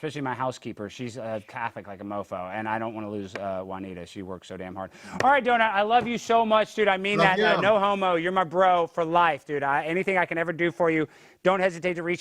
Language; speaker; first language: English; native; English